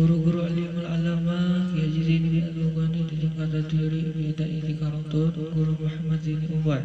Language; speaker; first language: Indonesian; native; Indonesian